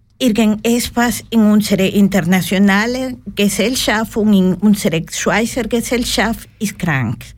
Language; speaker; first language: German; non-native, learner; Spanish